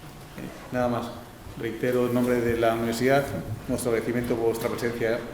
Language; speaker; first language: Spanish; native; Spanish